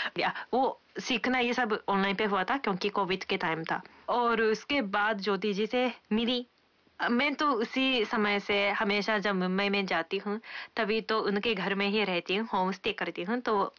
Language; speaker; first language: Hindi; non-native, fluent; Japanese